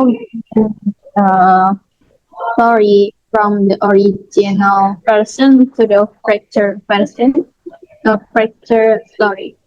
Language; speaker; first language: English; non-native, learner; Indonesian